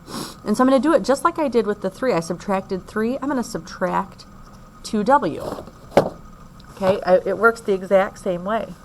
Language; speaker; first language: English; native; English